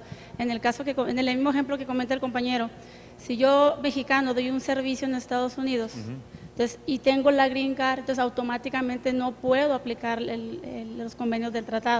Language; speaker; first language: Spanish; native; Spanish